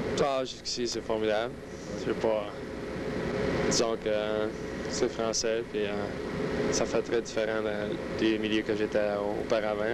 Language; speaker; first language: French; native; French